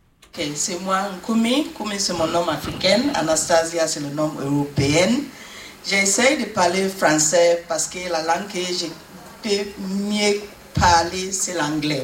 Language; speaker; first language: French; non-native, learner; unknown